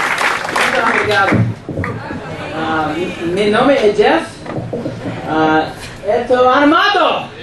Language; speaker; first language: Portuguese; non-native, learner; English